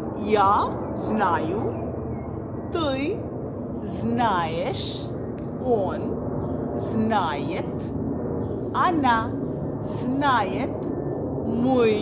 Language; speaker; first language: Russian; non-native, fluent; Bangla